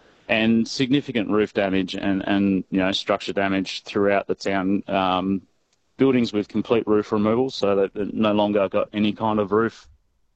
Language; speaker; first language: English; native; English